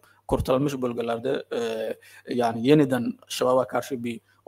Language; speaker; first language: Turkish; non-native, fluent; Somali